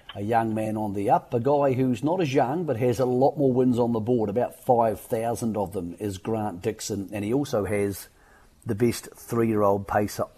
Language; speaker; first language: English; native; English